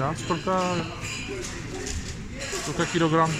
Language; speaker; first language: Russian; non-native, learner; French